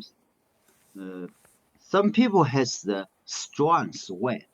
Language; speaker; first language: English; non-native, learner; Chinese